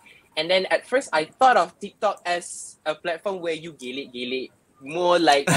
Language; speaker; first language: English; non-native, local second language; Malay